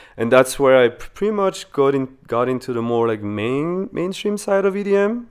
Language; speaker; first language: English; non-native, fluent; Spanish